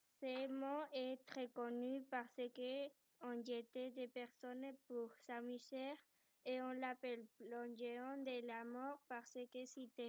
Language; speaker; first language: French; non-native, learner; Spanish